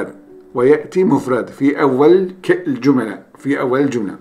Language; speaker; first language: Arabic; non-native, fluent; Turkish